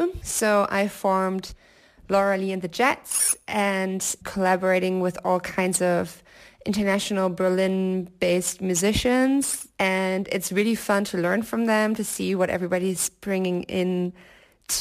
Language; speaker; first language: English; non-native, fluent; German